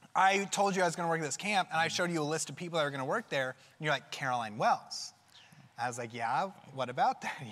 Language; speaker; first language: English; native; English